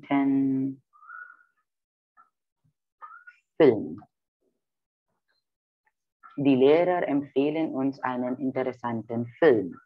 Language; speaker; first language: German; non-native, fluent; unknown